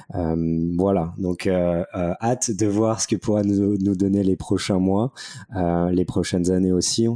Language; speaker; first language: French; native; French